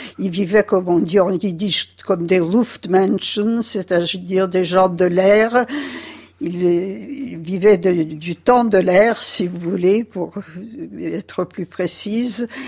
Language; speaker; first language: French; early bilingual, other home language; Yiddish